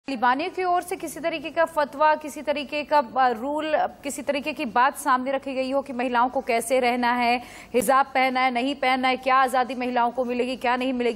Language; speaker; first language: Hindi; native; Hindi